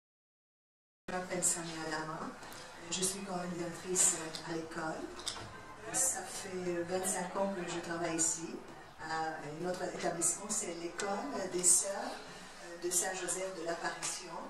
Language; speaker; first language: French; non-native, fluent; Arabic